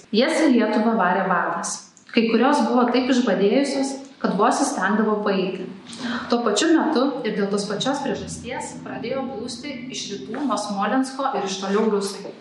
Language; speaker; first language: Lithuanian; native; Lithuanian